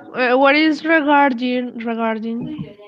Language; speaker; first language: English; non-native, learner; Spanish